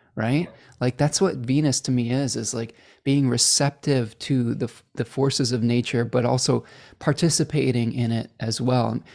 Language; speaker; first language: English; native; English